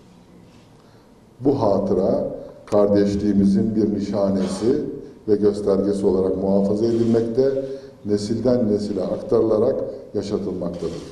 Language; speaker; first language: Turkish; native; Turkish